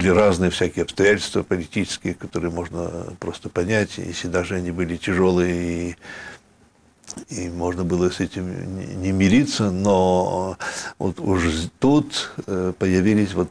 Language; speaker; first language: Russian; early bilingual, heritage; Russian